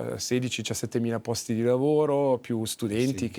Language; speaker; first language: Italian; native; Italian